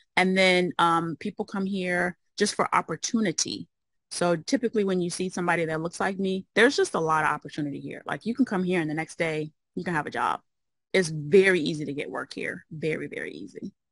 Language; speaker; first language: English; native; English